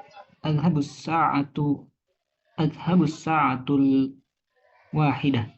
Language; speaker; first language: Arabic; non-native, learner; Indonesian